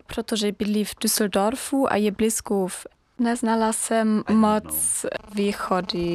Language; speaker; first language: Czech; non-native, learner; German